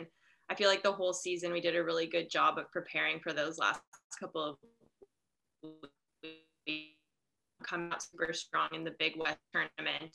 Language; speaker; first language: English; native; English